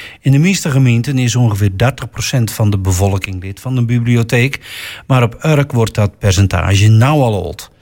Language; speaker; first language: Dutch; native; Dutch